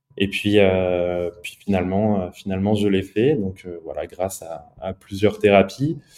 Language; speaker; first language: French; early bilingual, other home language; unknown